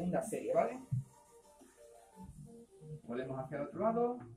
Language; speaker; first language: Spanish; native; Spanish